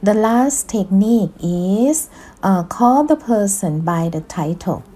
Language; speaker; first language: English; non-native, fluent; Thai